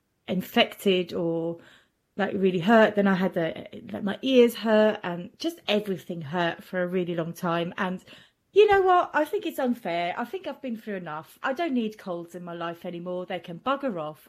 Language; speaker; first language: English; non-native, fluent; German